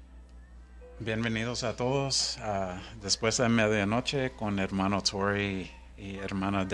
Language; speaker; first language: Spanish; early bilingual, heritage; Spanish